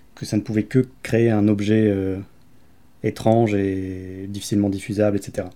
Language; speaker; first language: French; native; French